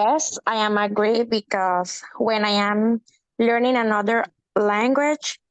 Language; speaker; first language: English; non-native, learner; Spanish